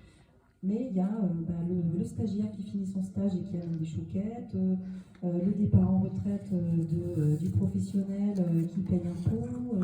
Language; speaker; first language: French; native; French